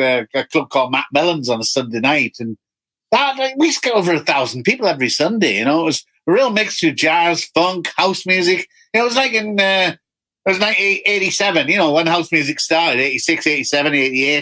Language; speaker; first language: English; native; English